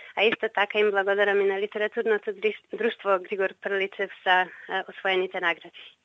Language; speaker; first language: Macedonian; native; Macedonian